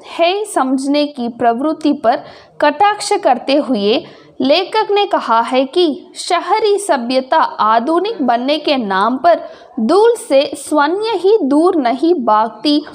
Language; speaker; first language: Hindi; non-native, local second language; Tamil